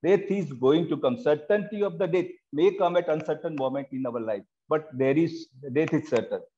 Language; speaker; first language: English; non-native, local second language; Hindi